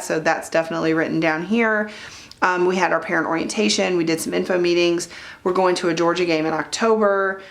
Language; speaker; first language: English; native; English